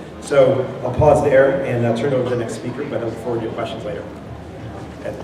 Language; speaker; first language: English; native; English